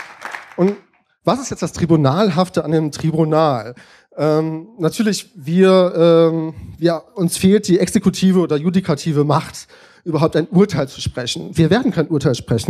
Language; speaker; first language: German; native; German